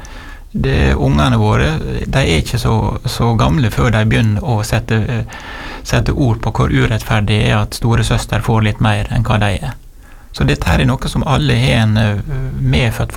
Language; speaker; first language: Norwegian; native; Norwegian